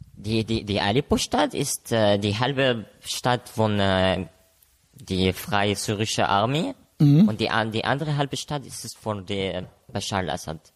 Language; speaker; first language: German; non-native, fluent; Arabic